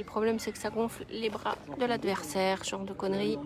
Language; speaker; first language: French; native; French